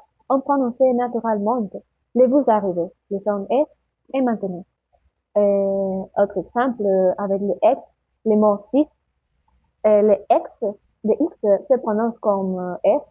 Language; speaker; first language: French; non-native, learner; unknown